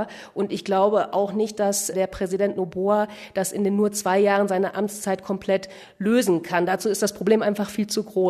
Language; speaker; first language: German; native; German